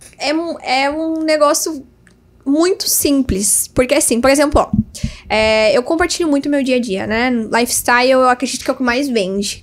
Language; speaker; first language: Portuguese; native; Portuguese